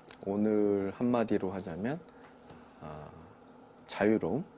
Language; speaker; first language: Korean; native; Korean